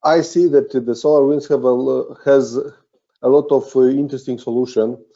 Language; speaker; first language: English; non-native, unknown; Romanian